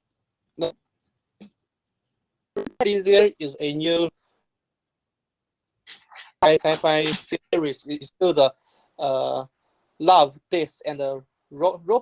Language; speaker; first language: English; non-native, learner; Chinese